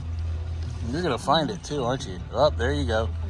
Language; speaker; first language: English; native; English